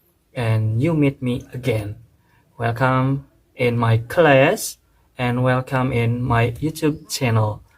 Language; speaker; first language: English; non-native, fluent; Indonesian